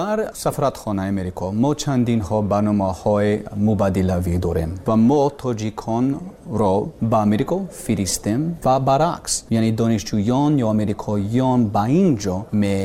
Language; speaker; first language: Persian; non-native, learner; English